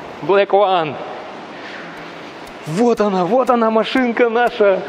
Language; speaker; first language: Russian; native; Russian